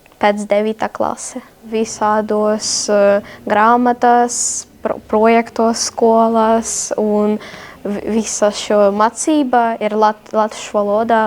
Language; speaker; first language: Latvian; non-native, learner; Ukrainian